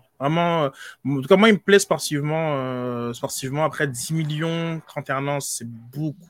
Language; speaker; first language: French; native; French